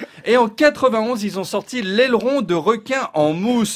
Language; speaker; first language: French; native; French